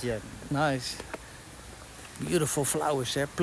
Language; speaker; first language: English; non-native, learner; Dutch